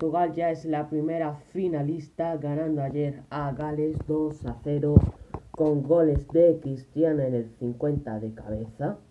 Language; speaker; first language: Spanish; native; Spanish